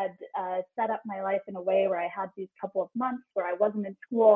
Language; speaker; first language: English; native; English